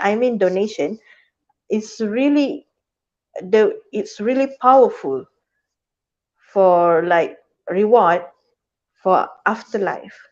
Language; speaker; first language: English; non-native, fluent; Malay